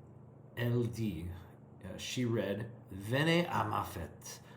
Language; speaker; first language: French; non-native, learner; English